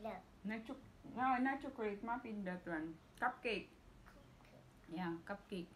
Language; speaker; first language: English; non-native, learner; Filipino